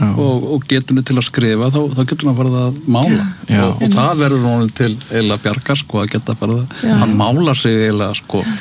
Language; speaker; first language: Icelandic; native; Icelandic